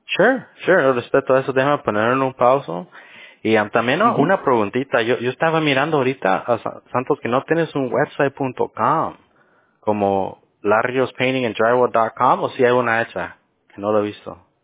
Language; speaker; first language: Spanish; early bilingual, heritage; Spanish